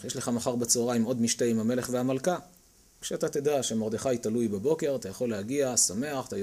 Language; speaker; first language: Hebrew; native; Hebrew